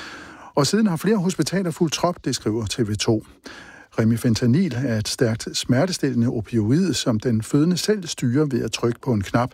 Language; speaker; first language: Danish; native; Danish